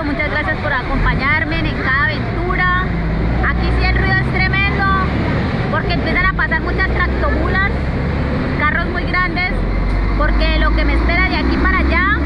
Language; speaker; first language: Spanish; native; Spanish